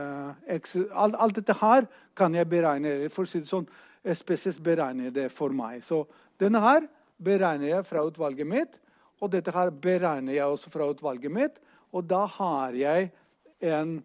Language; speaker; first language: Norwegian; non-native, fluent; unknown